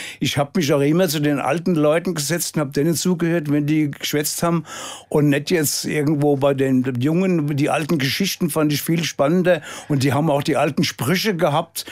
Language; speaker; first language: German; native; German